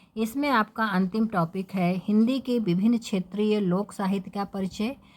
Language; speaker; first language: Hindi; native; Hindi